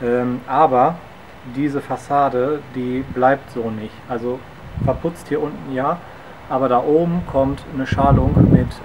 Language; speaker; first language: German; native; German